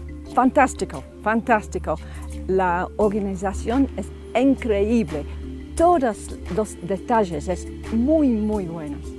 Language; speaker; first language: Spanish; non-native, fluent; English